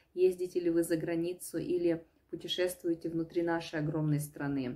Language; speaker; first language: Russian; native; Russian